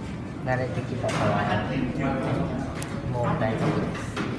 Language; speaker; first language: Japanese; non-native, learner; Vietnamese